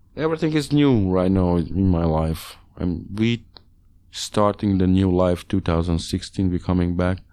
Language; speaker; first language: English; non-native, learner; Hungarian